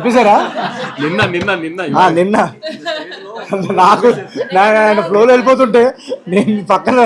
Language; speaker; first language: Telugu; native; Telugu